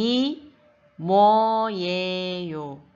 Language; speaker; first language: Korean; non-native, fluent; Malagasy